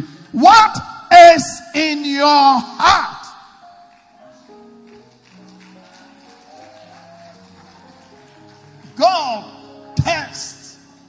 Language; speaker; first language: English; non-native, local second language; Akan